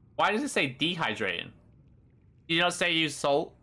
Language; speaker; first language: English; native; English